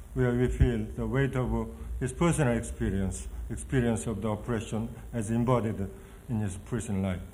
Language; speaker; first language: English; non-native, fluent; Korean